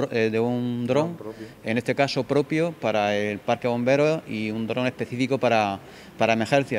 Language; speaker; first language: Spanish; native; Spanish